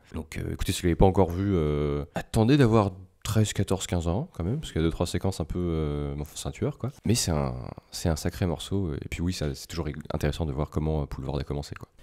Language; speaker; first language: French; native; French